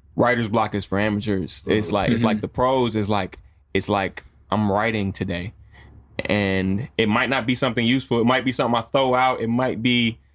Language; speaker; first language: English; native; English